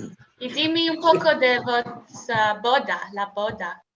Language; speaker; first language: Spanish; non-native, learner; English